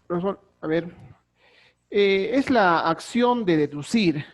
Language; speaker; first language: Spanish; native; Spanish